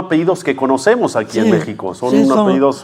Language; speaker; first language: Spanish; native; Spanish